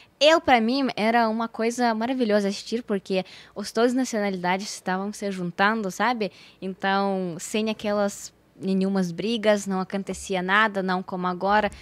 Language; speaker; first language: Portuguese; non-native, fluent; Russian